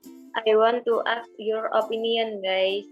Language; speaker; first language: English; non-native, learner; Indonesian